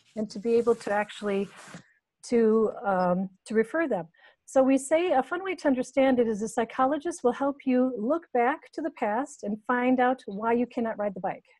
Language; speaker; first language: English; native; English